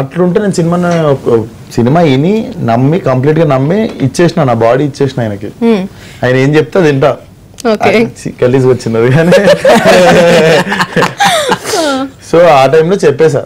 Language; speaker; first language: Telugu; native; Telugu